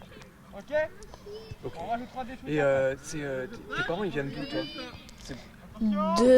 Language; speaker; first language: French; native; French